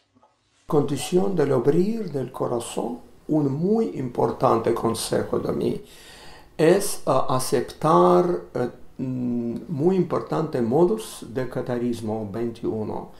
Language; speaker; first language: Spanish; non-native, learner; Russian